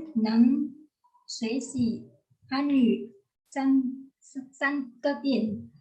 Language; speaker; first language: Chinese; non-native, learner; Indonesian